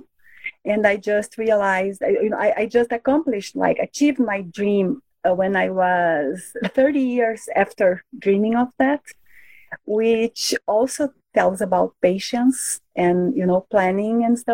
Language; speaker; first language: English; non-native, fluent; Portuguese